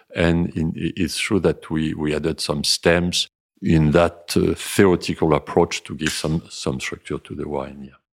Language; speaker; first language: English; non-native, fluent; French